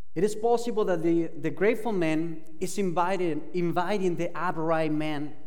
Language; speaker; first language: English; non-native, fluent; Spanish